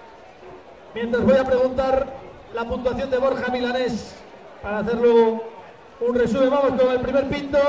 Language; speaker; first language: Spanish; native; Spanish